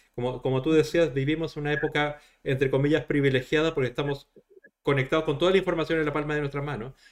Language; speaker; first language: Spanish; native; Spanish